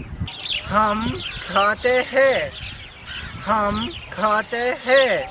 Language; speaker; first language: Hindi; non-native, fluent; Arabic